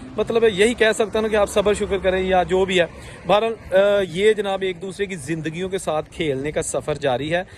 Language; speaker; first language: Hindi; non-native, local second language; Punjabi